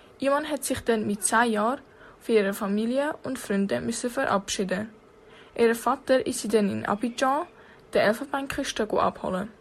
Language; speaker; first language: German; native; German